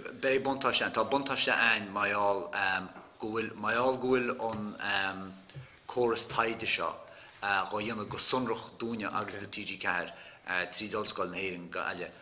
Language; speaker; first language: Irish; native; Irish